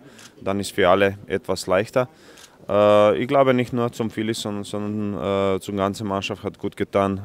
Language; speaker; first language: German; non-native, fluent; Croatian